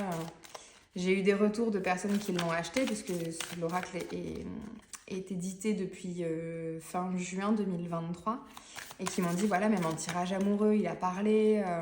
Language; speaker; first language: French; native; French